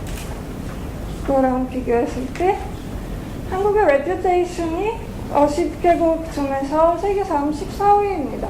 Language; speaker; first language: Korean; non-native, fluent; Bulgarian